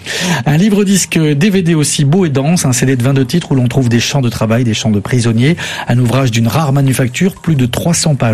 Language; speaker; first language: French; native; French